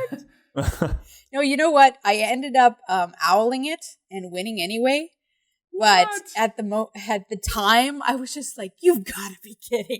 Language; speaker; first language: English; native; English